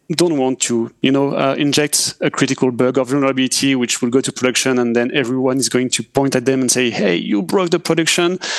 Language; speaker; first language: English; non-native, fluent; French